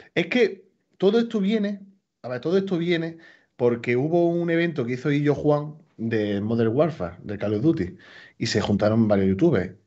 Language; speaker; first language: Spanish; native; Spanish